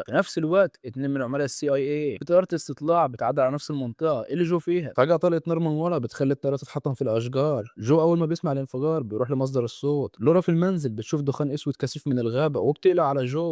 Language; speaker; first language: Arabic; native; Arabic